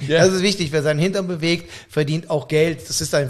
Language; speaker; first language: German; native; German